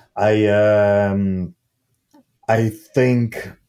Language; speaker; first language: English; non-native, fluent; Portuguese